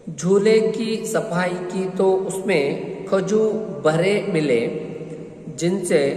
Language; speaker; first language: Hindi; non-native, local second language; Kannada